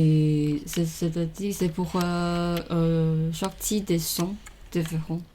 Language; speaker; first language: French; non-native, learner; Chinese